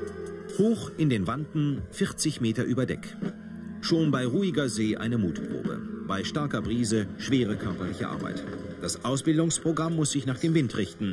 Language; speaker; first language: German; native; German